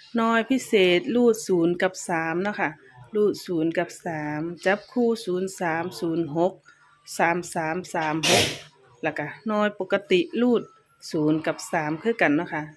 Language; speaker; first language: Thai; non-native, local second language; Lao